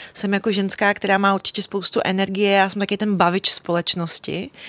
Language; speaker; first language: Czech; early bilingual, other home language; Russian